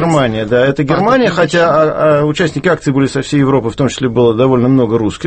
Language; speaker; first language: Russian; native; Russian